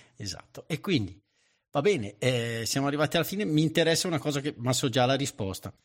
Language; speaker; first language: Italian; native; Italian